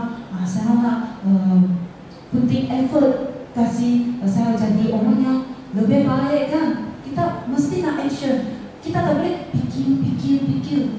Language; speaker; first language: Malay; non-native, local second language; Chinese